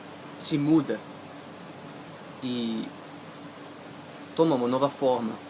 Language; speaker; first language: Portuguese; non-native, fluent; English